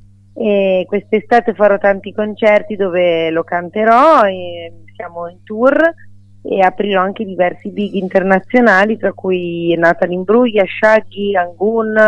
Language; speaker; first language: Italian; native; Italian